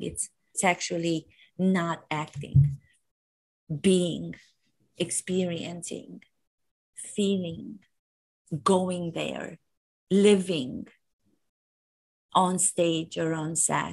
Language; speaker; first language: English; non-native, fluent; Romanian